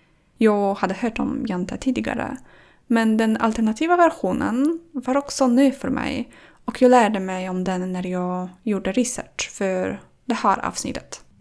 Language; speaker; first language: Swedish; non-native, fluent; Polish